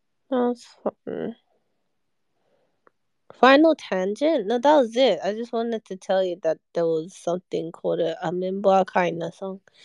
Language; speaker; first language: English; native; English